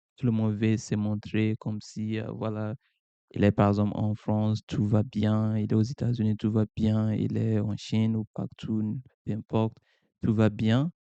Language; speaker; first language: French; non-native, fluent; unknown